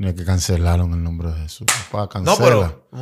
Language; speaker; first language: Spanish; native; Spanish